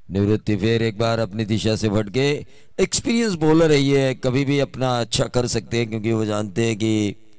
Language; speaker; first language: Hindi; non-native, local second language; Marathi